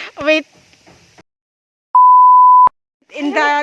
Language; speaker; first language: English; non-native, learner; Cebuano